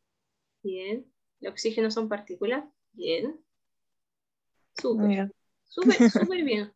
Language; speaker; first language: Spanish; native; Spanish